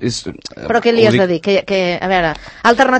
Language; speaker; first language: Catalan; native; Catalan